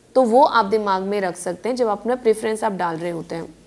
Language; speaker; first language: Hindi; native; Hindi